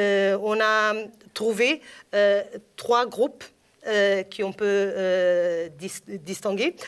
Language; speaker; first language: French; non-native, fluent; Portuguese